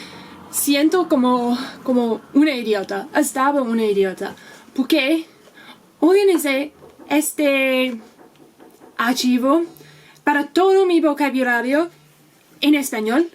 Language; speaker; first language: Spanish; non-native, learner; English